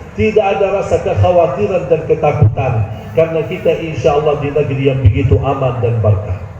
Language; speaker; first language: Malay; non-native, fluent; Arabic